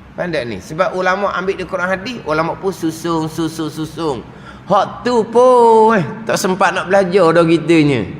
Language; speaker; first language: Malay; native; Malay